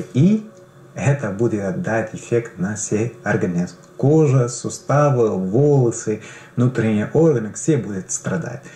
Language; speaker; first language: Russian; non-native, learner; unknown